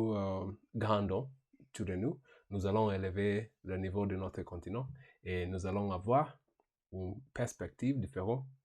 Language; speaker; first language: French; non-native, learner; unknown